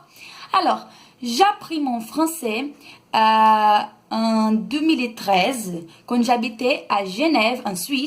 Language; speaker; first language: French; non-native, learner; Portuguese